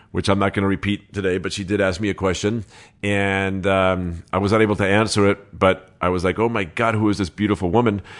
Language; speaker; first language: English; early bilingual, other home language; Spanish